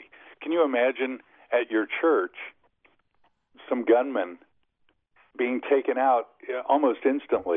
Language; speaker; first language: English; native; English